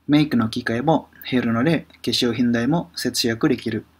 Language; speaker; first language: Japanese; non-native, fluent; Indonesian